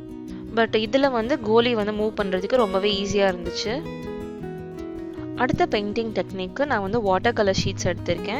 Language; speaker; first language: Tamil; native; Tamil